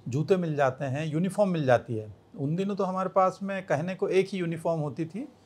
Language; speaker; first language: Hindi; native; Hindi